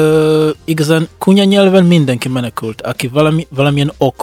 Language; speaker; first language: Hungarian; non-native, fluent; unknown